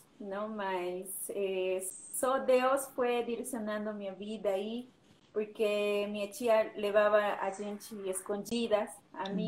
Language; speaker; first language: Portuguese; non-native, learner; Spanish